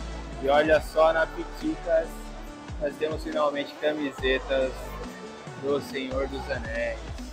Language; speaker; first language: Portuguese; native; Portuguese